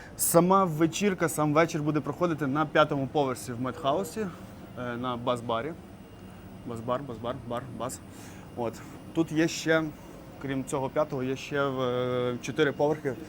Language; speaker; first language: Ukrainian; native; Ukrainian